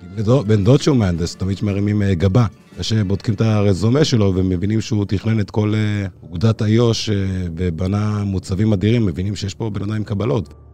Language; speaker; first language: Hebrew; early bilingual, other home language; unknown